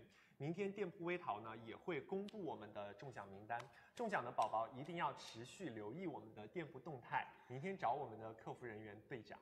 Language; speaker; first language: Chinese; native; Chinese